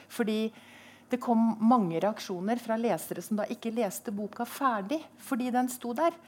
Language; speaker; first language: Norwegian; native; Norwegian